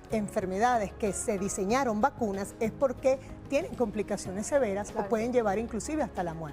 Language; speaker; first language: Spanish; native; Spanish